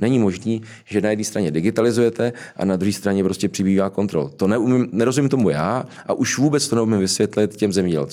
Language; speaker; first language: Czech; native; Czech